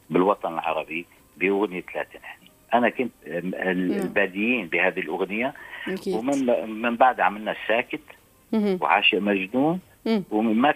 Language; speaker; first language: Arabic; native; Arabic